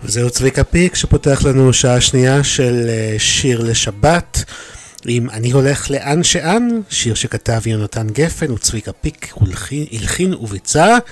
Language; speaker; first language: Hebrew; native; Hebrew